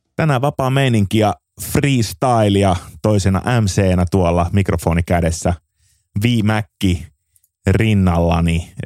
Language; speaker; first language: Finnish; native; Finnish